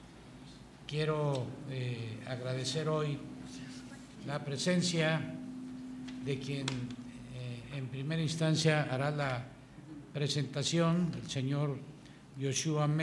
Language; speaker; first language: Spanish; native; Spanish